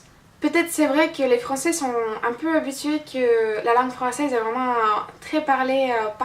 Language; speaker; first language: French; non-native, fluent; Russian